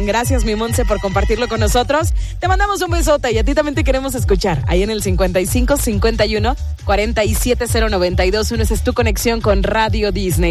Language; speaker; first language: Spanish; native; Spanish